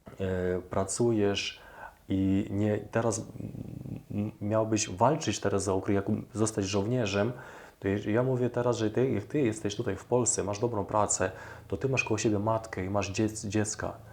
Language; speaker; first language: Polish; non-native, fluent; Ukrainian